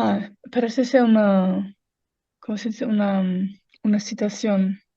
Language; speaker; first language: Spanish; non-native, fluent; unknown